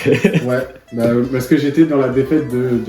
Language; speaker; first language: French; native; French